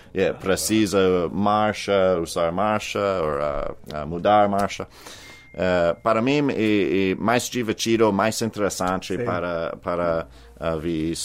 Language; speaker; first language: Portuguese; non-native, learner; English